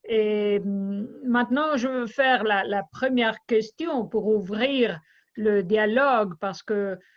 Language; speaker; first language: French; non-native, fluent; Spanish